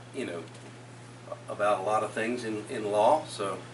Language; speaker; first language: English; native; English